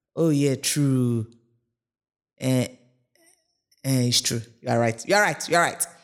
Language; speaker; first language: English; non-native, local second language; Yoruba